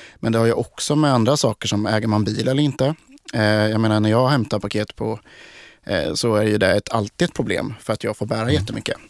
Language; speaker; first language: Swedish; native; Swedish